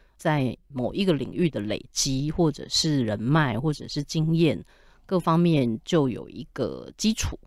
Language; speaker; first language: Chinese; native; Chinese